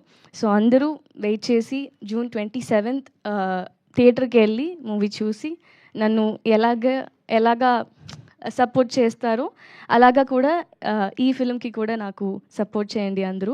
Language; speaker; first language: Telugu; non-native, learner; Tamil